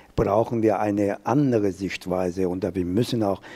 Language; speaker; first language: German; non-native, fluent; Persian